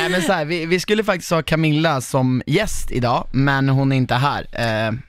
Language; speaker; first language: Swedish; native; Swedish